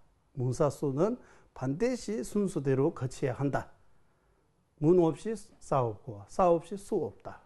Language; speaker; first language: Korean; non-native, fluent; Tibetan